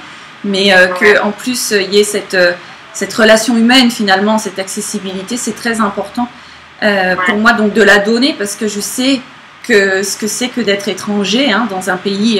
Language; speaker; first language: French; native; French